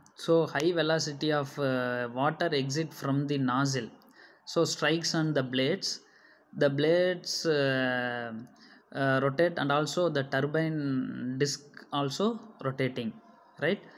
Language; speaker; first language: English; non-native, local second language; Tamil